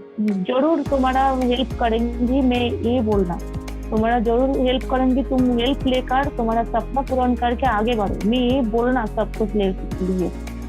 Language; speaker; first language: Hindi; non-native, local second language; Bangla